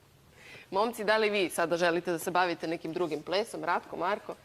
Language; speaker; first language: Bosnian; native; Bosnian